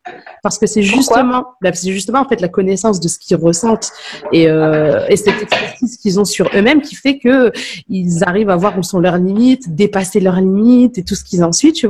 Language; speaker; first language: French; native; French